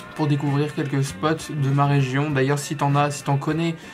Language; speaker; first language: French; native; French